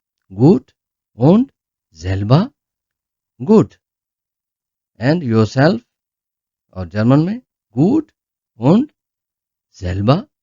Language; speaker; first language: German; non-native, learner; Urdu